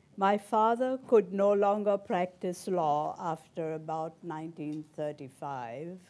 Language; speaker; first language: English; early bilingual, other home language; German